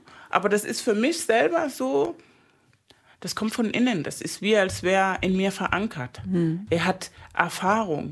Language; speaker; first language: German; non-native, fluent; Spanish